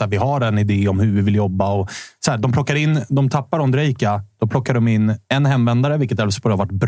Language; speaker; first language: Swedish; native; Swedish